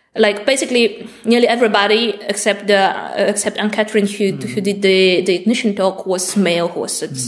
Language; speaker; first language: English; non-native, fluent; Bulgarian